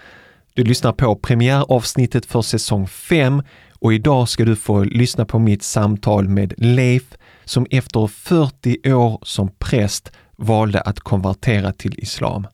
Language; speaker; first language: Swedish; native; Swedish